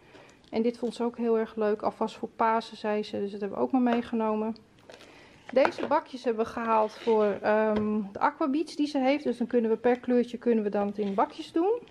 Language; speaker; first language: Dutch; native; Dutch